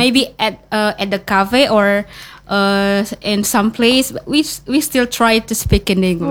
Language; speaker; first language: English; non-native, learner; Indonesian